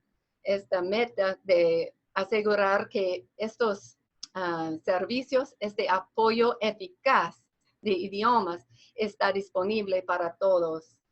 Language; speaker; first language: Spanish; non-native, fluent; English